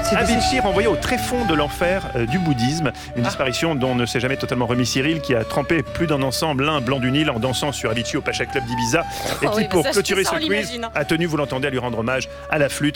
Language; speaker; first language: French; native; French